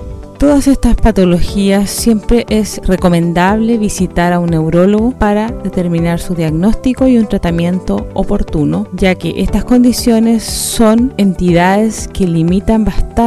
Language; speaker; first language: Spanish; native; Spanish